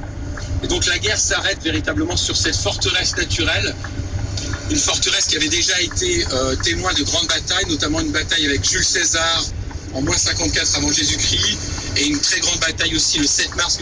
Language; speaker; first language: French; native; French